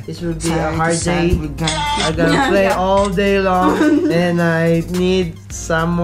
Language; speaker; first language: English; non-native, learner; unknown